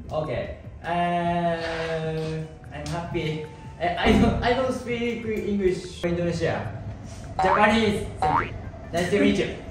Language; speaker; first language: English; non-native, learner; Japanese